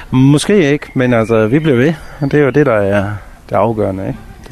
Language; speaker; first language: Danish; native; Danish